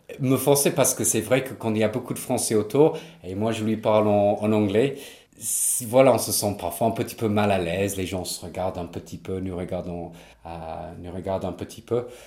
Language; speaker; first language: French; non-native, fluent; English